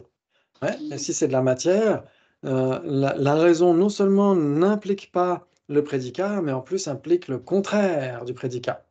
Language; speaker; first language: French; native; French